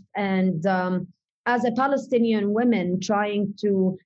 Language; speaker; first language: English; early bilingual, other home language; Arabic